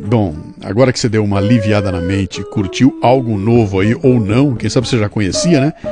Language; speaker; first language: Portuguese; native; Portuguese